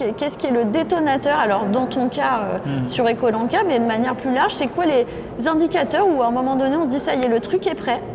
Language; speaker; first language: French; native; French